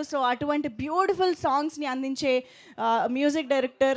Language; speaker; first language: Telugu; native; Telugu